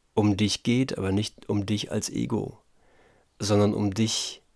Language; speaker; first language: German; native; German